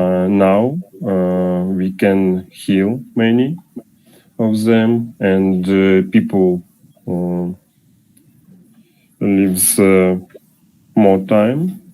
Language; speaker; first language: English; non-native, learner; Russian